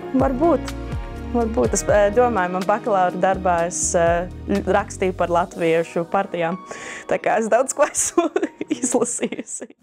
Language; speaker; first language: Latvian; native; Latvian